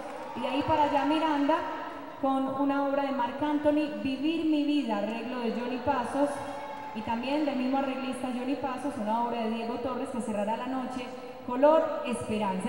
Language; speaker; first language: Spanish; native; Spanish